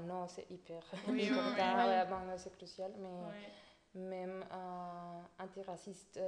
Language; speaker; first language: French; non-native, fluent; Spanish